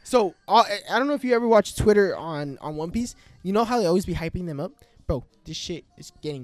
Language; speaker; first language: English; early bilingual, other home language; Spanish